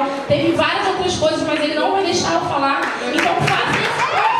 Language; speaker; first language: Portuguese; native; Portuguese